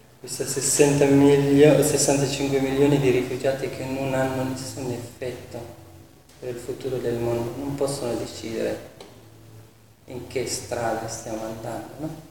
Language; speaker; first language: Italian; non-native, fluent; Persian